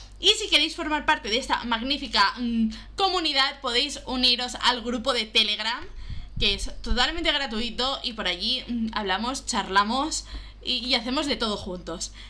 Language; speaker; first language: Spanish; native; Spanish